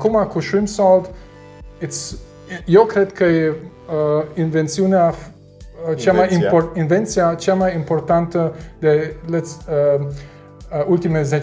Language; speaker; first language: Romanian; non-native, learner; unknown